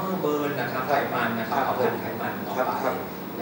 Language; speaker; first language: Thai; native; Thai